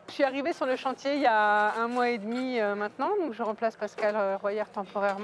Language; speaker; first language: French; native; French